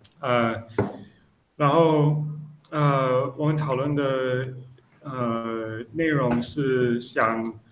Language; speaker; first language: Chinese; non-native, learner; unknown